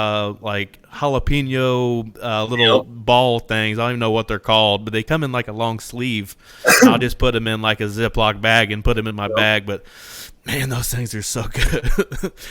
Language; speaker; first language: English; native; English